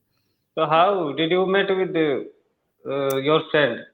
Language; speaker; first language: English; non-native, learner; Hindi